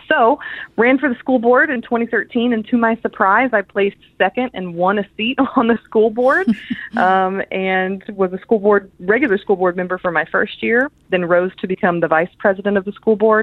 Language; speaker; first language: English; native; English